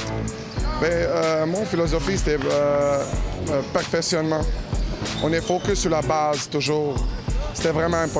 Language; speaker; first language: French; non-native, learner; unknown